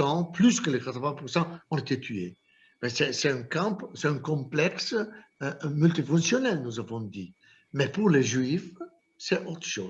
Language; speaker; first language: French; non-native, fluent; Italian